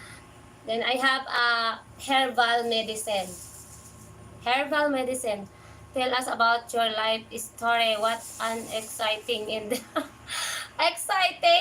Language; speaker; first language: English; non-native, learner; Filipino